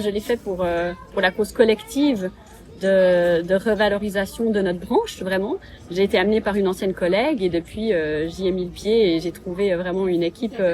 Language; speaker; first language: French; native; French